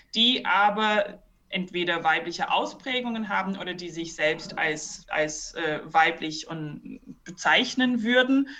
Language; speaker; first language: German; early bilingual, other home language; English